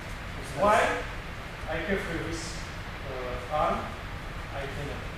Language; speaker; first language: English; non-native, learner; Russian